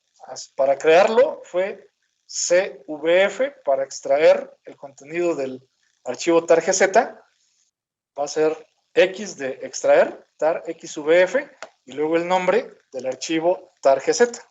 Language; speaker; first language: Spanish; native; Spanish